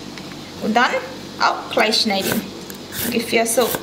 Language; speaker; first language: German; non-native, learner; Thai